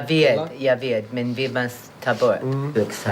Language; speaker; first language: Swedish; non-native, fluent; English